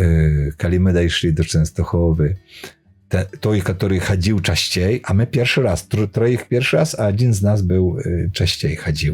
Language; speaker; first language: Polish; non-native, learner; Belarusian